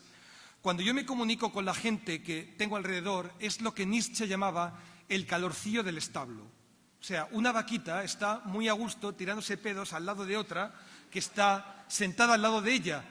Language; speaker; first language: Spanish; native; Spanish